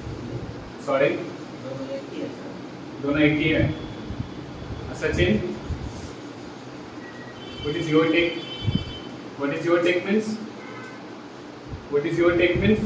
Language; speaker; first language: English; non-native, local second language; Hindi